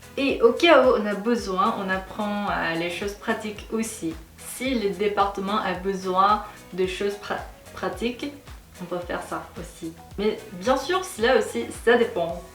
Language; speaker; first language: French; non-native, fluent; Korean